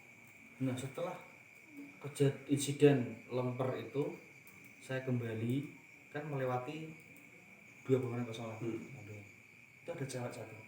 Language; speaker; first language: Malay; non-native, local second language; Javanese